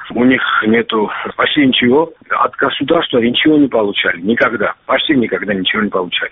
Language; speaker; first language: Russian; non-native, local second language; Georgian